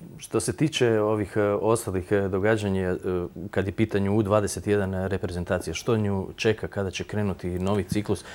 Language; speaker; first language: Croatian; native; Croatian